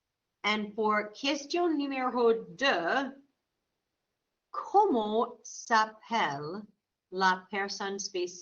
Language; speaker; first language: French; non-native, fluent; English